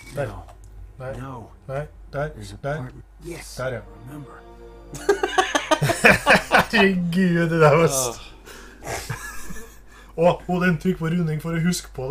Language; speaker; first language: Norwegian; native; Norwegian